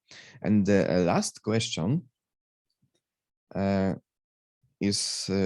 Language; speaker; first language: English; non-native, fluent; Polish